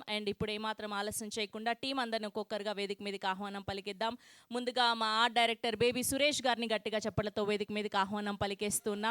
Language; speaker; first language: Telugu; native; Telugu